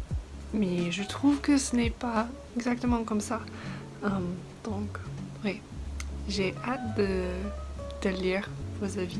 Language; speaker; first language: French; non-native, fluent; English